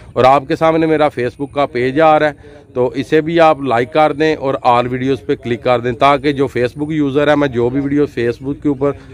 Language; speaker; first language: Urdu; non-native, local second language; Punjabi